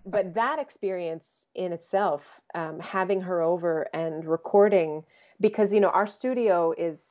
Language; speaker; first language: English; native; English